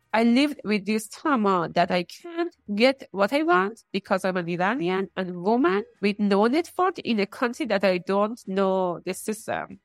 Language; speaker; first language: English; non-native, fluent; Persian